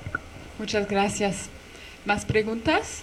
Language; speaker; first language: Spanish; non-native, fluent; German